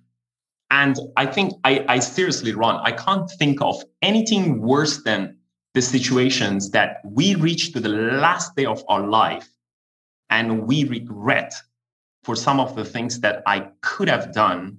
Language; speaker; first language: English; non-native, fluent; Persian